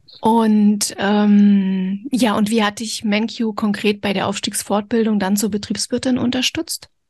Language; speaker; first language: German; native; German